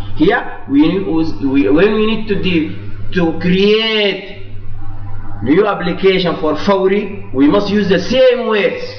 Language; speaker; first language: English; non-native, fluent; Arabic